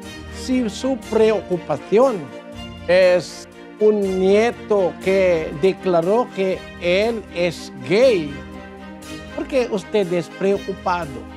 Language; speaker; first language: Spanish; non-native, learner; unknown